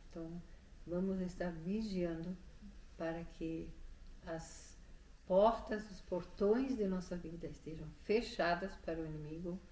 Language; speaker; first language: Portuguese; non-native, fluent; German